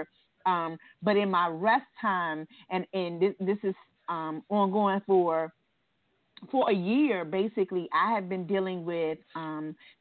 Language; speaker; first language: English; native; English